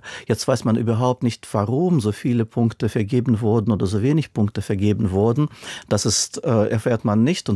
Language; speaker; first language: German; non-native, fluent; Russian